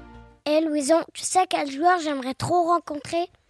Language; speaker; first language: French; native; French